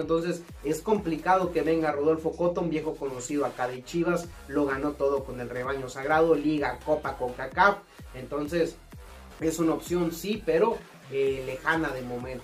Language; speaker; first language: Spanish; native; Spanish